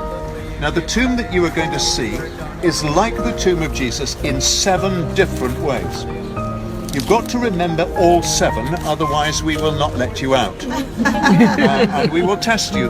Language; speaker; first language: English; native; English